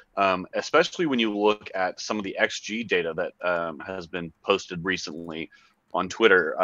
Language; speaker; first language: English; native; English